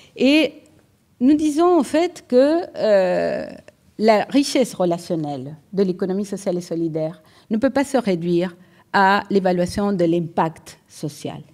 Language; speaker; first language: French; non-native, fluent; Spanish